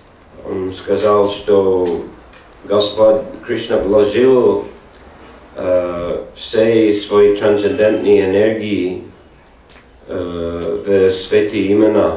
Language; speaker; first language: Russian; non-native, learner; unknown